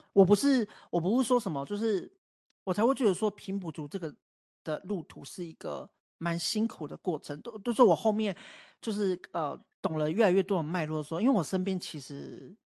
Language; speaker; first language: Chinese; native; Chinese